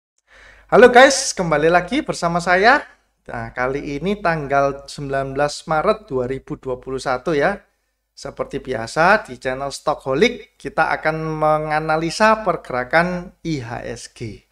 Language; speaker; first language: Indonesian; native; Indonesian